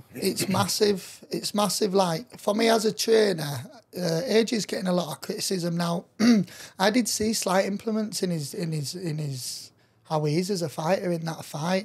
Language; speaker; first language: English; native; English